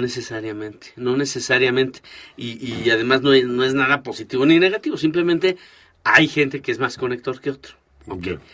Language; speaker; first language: Spanish; native; Spanish